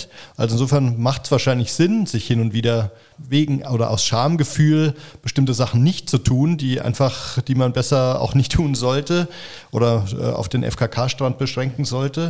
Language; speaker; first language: German; native; German